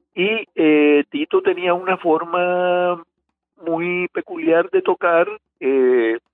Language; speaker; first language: Spanish; native; Spanish